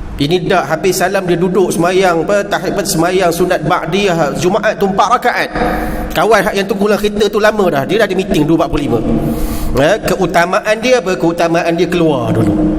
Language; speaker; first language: Malay; native; Malay